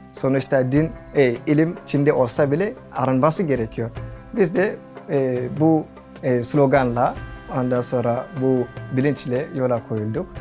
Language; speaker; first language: Turkish; non-native, fluent; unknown